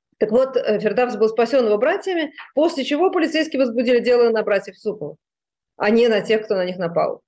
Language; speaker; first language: Russian; native; Russian